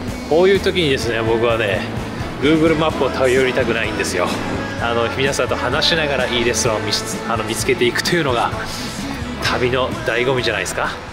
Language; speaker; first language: Japanese; native; Japanese